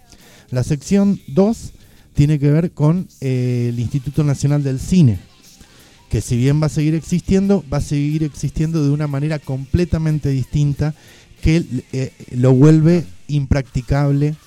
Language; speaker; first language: Spanish; native; Spanish